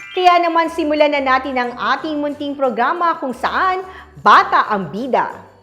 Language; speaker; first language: Filipino; native; Filipino